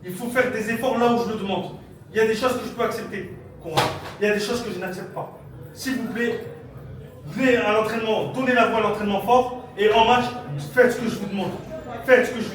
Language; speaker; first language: French; native; French